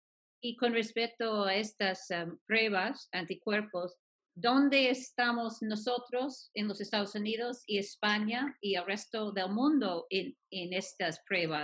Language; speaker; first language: Spanish; non-native, fluent; English